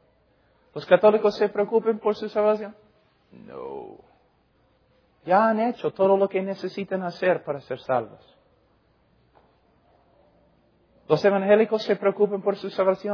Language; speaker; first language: Spanish; non-native, fluent; English